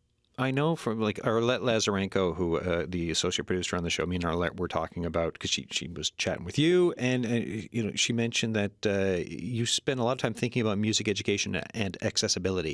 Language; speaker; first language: English; native; English